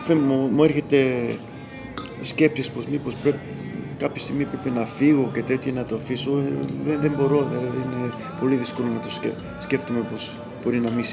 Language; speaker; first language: Greek; early bilingual, heritage; Greek